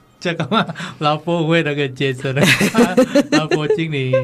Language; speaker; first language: Chinese; non-native, learner; Balinese